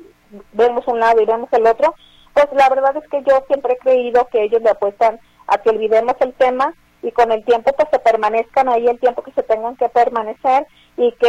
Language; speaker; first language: Spanish; native; Spanish